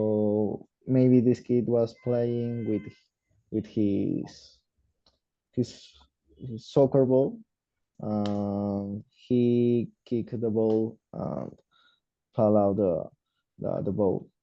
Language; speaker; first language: English; non-native, learner; Spanish